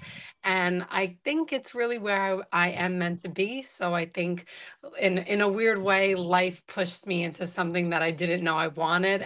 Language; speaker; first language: English; native; English